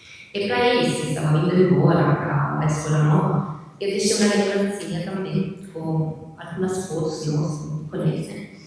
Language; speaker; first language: Portuguese; non-native, fluent; Italian